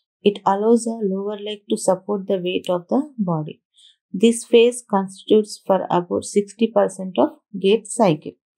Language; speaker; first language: English; non-native, local second language; Telugu